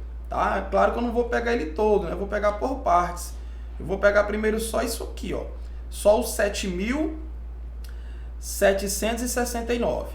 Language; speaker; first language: Portuguese; native; Portuguese